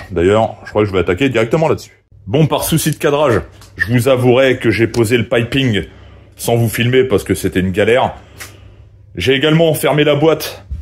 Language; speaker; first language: French; native; French